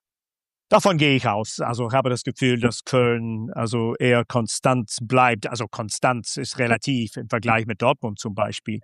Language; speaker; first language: German; non-native, fluent; English